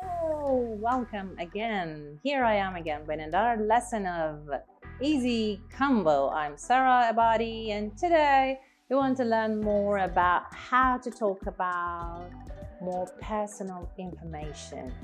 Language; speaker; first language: English; non-native, fluent; Persian